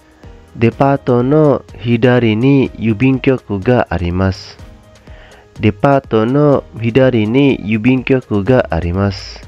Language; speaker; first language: Japanese; non-native, fluent; Indonesian